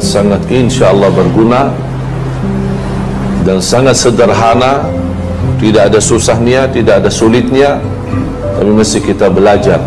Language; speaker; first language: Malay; non-native, fluent; Arabic